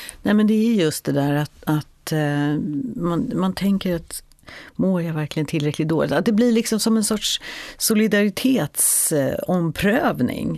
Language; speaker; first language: Swedish; native; Swedish